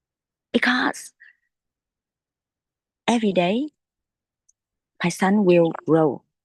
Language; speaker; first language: English; non-native, learner; Vietnamese